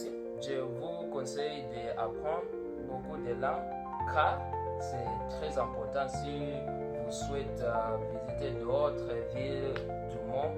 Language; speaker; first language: French; non-native, learner; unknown